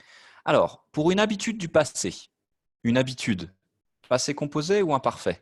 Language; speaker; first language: French; native; French